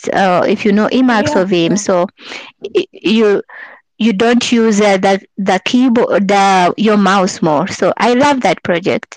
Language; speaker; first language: English; non-native, local second language; Ganda